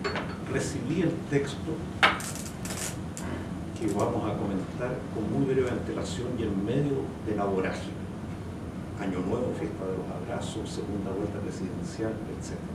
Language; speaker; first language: Spanish; native; Spanish